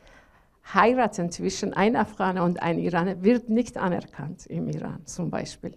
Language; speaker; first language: German; non-native, learner; Persian